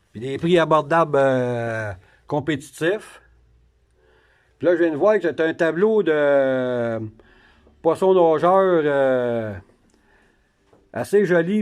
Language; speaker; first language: French; native; French